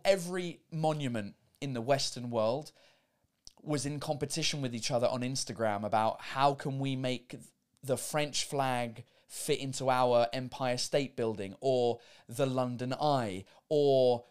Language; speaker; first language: English; native; English